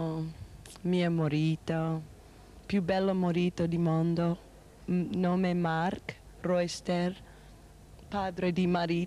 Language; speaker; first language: Italian; non-native, learner; English